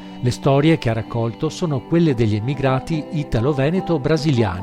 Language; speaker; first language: Italian; native; Italian